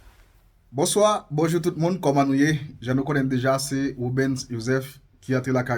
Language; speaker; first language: French; non-native, local second language; Haitian Creole